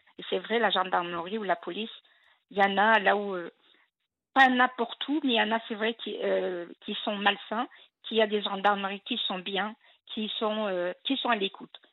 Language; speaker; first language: French; non-native, local second language; Arabic